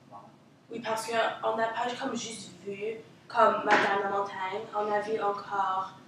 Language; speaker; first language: French; non-native, local second language; English